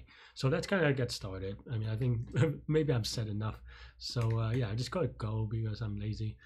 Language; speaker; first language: English; native; English